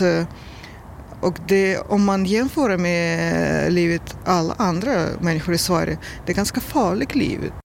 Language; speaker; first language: Swedish; non-native, learner; Russian